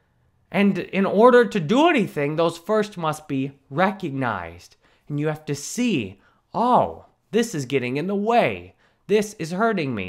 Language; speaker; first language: English; native; English